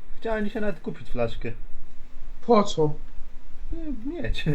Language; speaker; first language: Polish; native; Polish